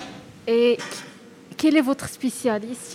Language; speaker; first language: French; non-native, learner; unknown